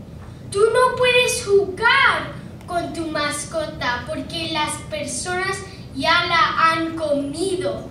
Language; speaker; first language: Spanish; non-native, learner; English